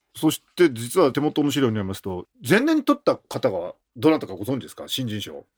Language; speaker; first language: Japanese; native; Japanese